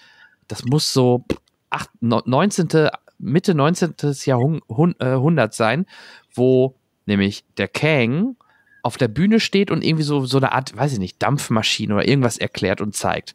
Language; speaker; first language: German; native; German